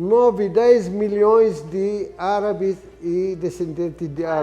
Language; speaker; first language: Portuguese; non-native, fluent; Arabic